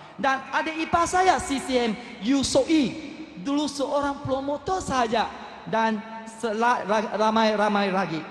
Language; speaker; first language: Malay; non-native, local second language; Chinese